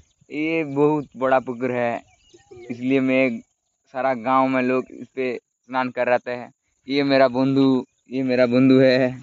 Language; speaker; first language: Hindi; non-native, local second language; Bangla